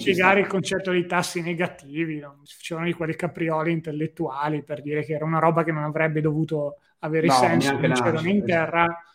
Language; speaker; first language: Italian; native; Italian